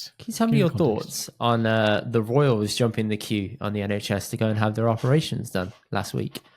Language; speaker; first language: English; early bilingual, other home language; Punjabi